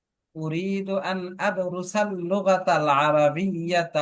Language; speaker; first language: Arabic; non-native, fluent; Bangla